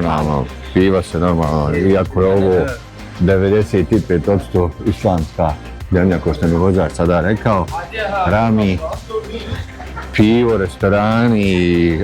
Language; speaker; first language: Bosnian; native; Bosnian